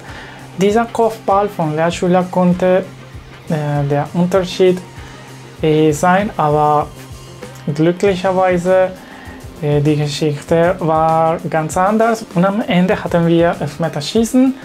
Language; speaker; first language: German; non-native, learner; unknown